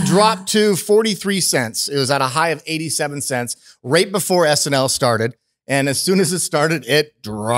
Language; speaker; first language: English; native; English